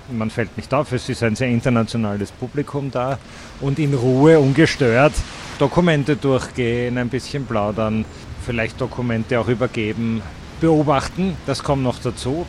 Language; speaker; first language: German; native; German